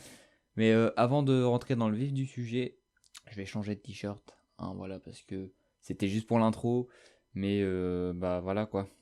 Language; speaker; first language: French; native; French